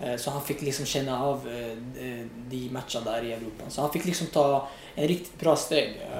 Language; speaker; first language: Swedish; non-native, fluent; Riffian